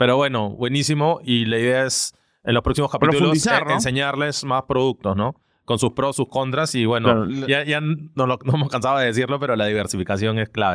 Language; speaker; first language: Spanish; native; Spanish